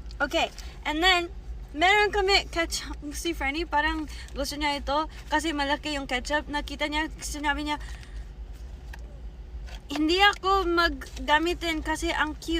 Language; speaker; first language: Filipino; non-native, learner; English